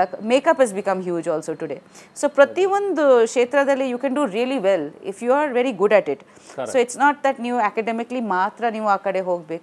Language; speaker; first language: Kannada; non-native, local second language; Bangla